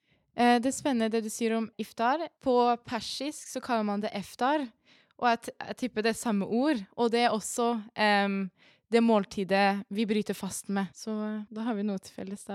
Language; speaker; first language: Norwegian; early bilingual, other home language; Persian